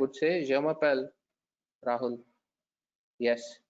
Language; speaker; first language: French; non-native, learner; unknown